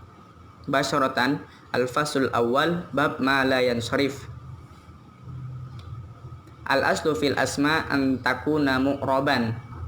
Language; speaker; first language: Arabic; non-native, learner; Indonesian